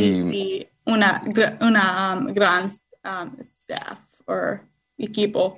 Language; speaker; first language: Spanish; non-native, learner; English